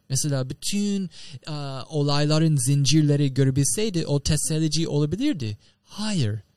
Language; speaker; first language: Turkish; non-native, fluent; English